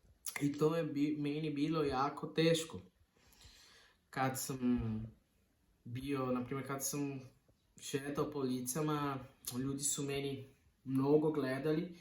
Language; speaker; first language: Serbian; non-native, learner; Portuguese